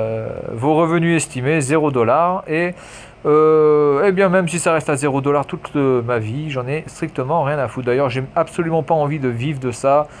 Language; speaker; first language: French; native; French